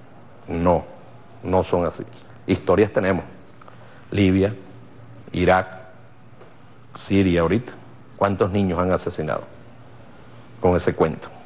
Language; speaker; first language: Spanish; native; Spanish